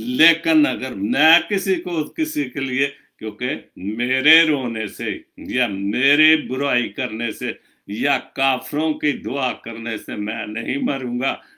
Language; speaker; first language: Urdu; non-native, local second language; Punjabi